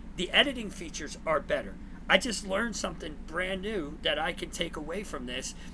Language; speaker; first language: English; native; English